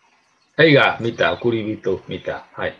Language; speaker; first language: Japanese; non-native, learner; Spanish